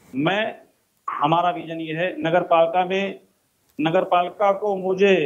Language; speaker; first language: Hindi; native; Hindi